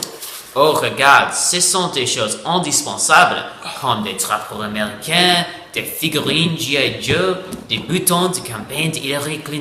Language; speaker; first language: French; non-native, learner; English